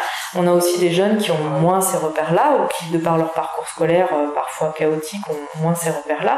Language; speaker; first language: French; native; French